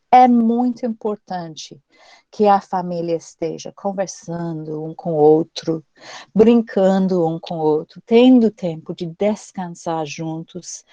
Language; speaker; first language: Portuguese; non-native, fluent; English